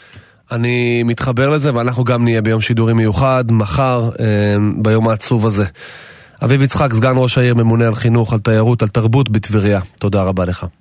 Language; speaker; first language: Hebrew; native; Hebrew